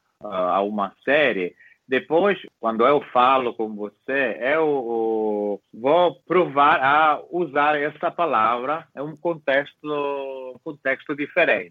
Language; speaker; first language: Portuguese; non-native, fluent; Italian